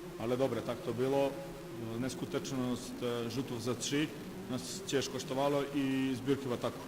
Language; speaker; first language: Polish; non-native, learner; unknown